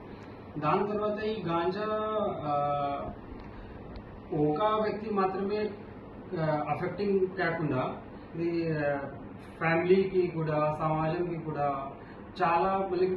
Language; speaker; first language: Telugu; non-native, learner; Hindi